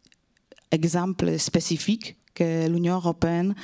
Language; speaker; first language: French; non-native, fluent; Polish